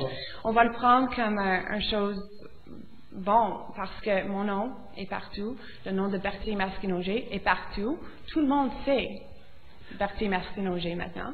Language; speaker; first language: French; non-native, local second language; English